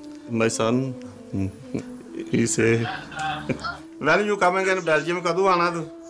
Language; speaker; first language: English; non-native, local second language; Punjabi